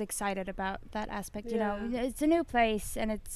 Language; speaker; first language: English; non-native, fluent; Swedish